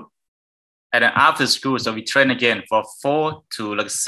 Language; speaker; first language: English; non-native, learner; Thai